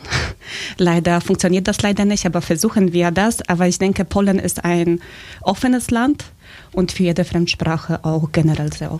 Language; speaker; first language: German; early bilingual, other home language; Polish